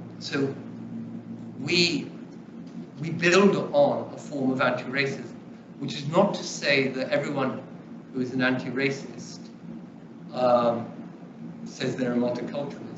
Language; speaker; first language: English; early bilingual, other home language; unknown